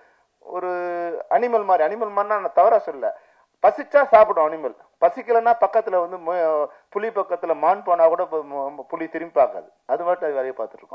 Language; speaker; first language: Tamil; native; Tamil